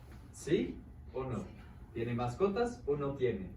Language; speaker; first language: Spanish; non-native, fluent; English